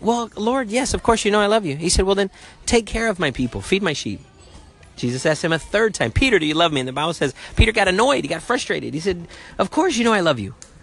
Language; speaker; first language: English; native; English